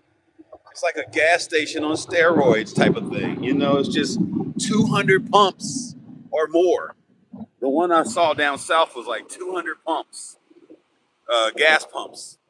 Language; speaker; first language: English; native; English